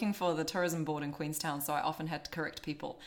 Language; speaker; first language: English; native; English